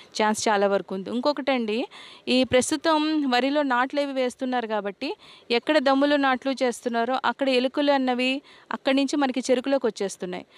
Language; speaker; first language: Telugu; native; Telugu